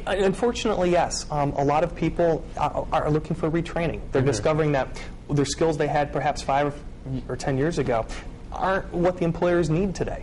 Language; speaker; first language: English; native; English